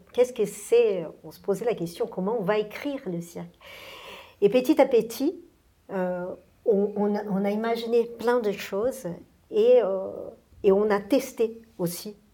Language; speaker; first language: French; non-native, fluent; Portuguese